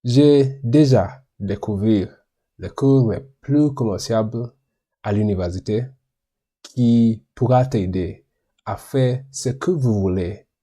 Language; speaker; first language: French; non-native, learner; English